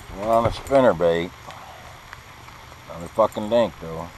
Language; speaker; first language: English; native; English